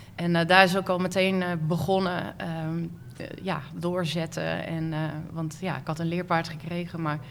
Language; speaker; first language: Dutch; native; Dutch